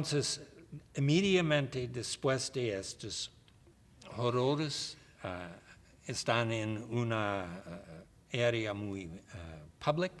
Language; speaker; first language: Spanish; non-native, learner; English